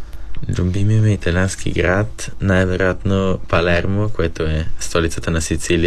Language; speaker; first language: Bulgarian; early bilingual, heritage; Bulgarian